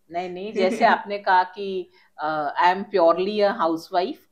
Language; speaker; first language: Hindi; native; Hindi